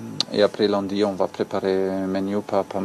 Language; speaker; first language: French; non-native, learner; German